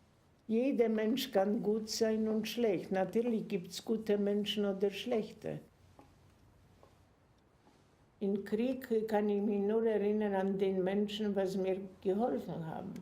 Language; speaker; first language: German; non-native, fluent; Polish